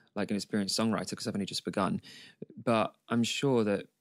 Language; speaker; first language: English; native; English